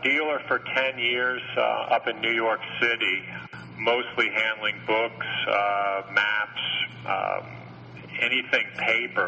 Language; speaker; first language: English; native; English